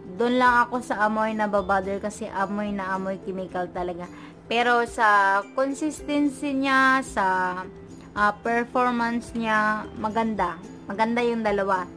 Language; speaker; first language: Filipino; non-native, local second language; Cebuano